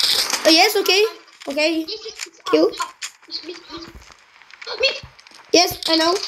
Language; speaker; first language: English; non-native, learner; Russian